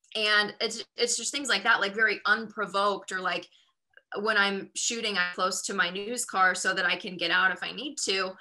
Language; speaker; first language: English; native; English